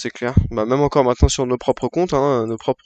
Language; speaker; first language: French; native; French